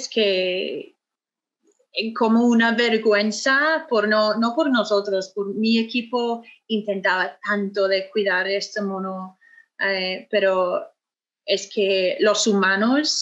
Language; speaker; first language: Spanish; non-native, fluent; English